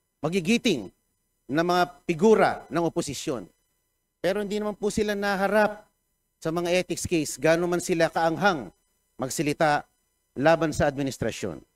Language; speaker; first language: Filipino; native; Filipino